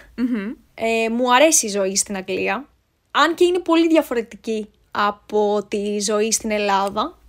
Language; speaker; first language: Greek; native; Greek